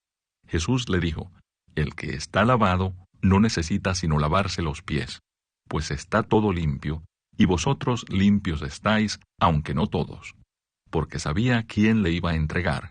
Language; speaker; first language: Spanish; native; Spanish